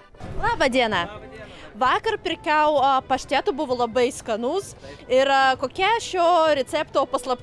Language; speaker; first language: Lithuanian; non-native, learner; Russian